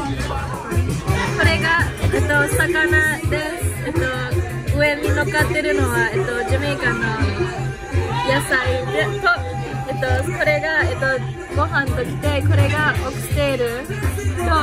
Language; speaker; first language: Japanese; early bilingual, heritage; English